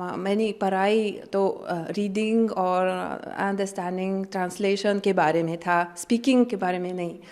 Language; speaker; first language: Hindi; non-native, learner; Lithuanian